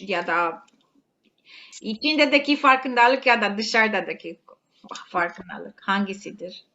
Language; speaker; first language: Turkish; non-native, learner; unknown